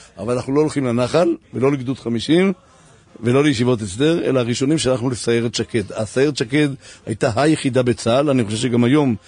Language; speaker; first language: Hebrew; native; Hebrew